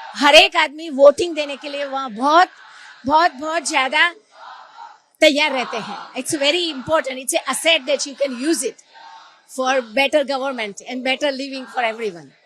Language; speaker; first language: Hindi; non-native, local second language; Gujarati